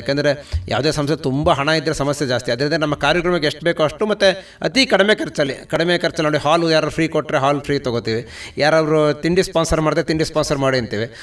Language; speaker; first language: Kannada; native; Kannada